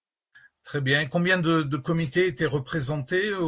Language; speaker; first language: French; native; French